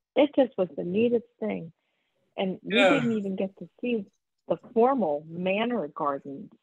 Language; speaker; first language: English; native; English